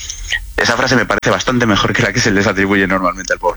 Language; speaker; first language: Spanish; native; Spanish